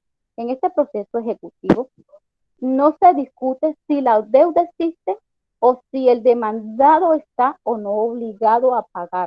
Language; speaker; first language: Spanish; native; Spanish